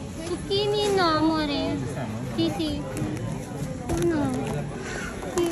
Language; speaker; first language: Italian; non-native, fluent; Filipino